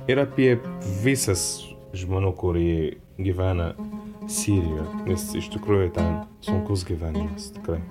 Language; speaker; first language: Lithuanian; non-native, learner; Arabic